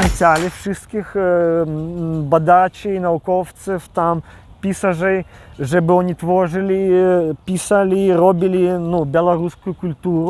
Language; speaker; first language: Polish; non-native, local second language; Belarusian